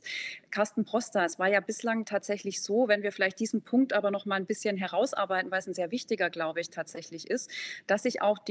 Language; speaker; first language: German; native; German